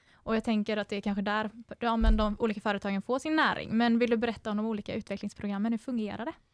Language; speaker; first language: Swedish; native; Swedish